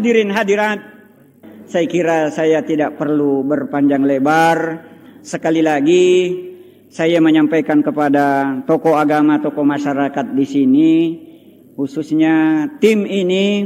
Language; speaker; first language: Indonesian; non-native, local second language; Buginese